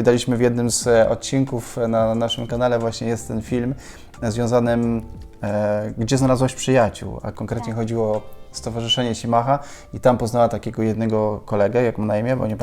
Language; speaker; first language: Polish; native; Polish